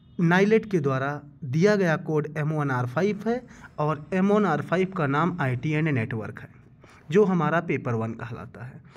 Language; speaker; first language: Hindi; native; Hindi